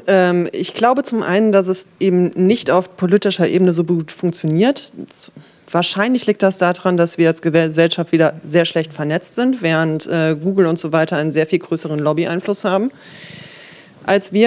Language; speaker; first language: German; native; German